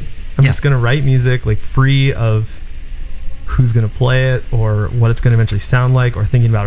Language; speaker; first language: English; early bilingual, other home language; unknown